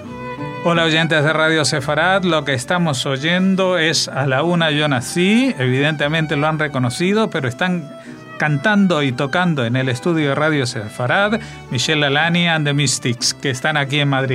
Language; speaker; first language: Spanish; native; Spanish